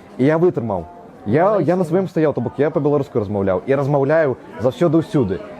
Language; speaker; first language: Belarusian; non-native, local second language; Russian